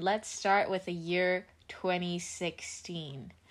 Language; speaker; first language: English; non-native, local second language; Cantonese